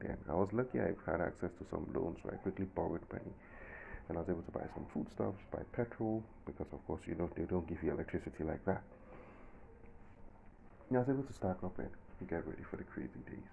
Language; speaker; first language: English; non-native, local second language; Yoruba